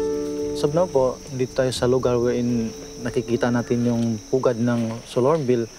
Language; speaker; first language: Filipino; non-native, local second language; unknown